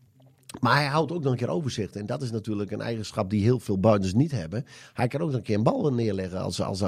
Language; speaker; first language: Dutch; native; Dutch